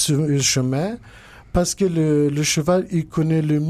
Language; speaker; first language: French; non-native, learner; Kurdish